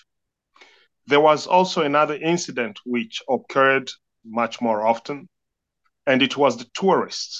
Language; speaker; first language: English; non-native, fluent; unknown